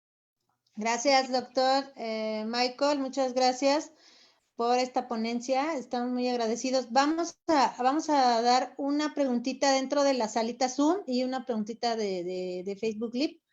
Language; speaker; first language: Spanish; native; Spanish